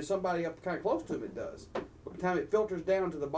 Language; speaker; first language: English; native; English